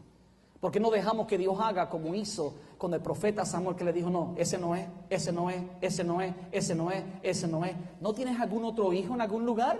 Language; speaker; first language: Spanish; native; Spanish